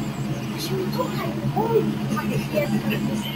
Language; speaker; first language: Polish; early bilingual, heritage; Polish